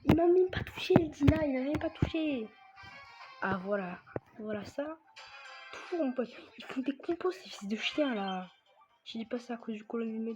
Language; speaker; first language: French; native; French